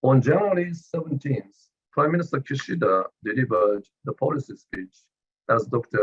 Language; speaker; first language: English; non-native, fluent; Japanese